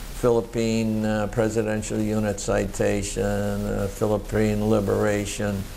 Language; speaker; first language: English; native; English